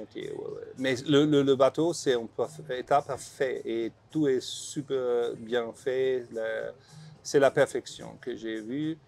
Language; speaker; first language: French; non-native, learner; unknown